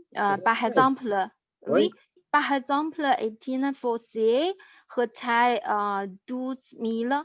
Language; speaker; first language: French; non-native, learner; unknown